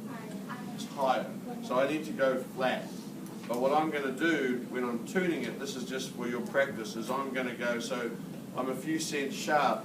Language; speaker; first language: English; native; English